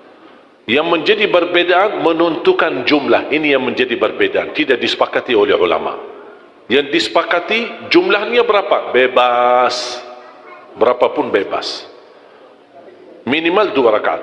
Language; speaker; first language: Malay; non-native, fluent; Arabic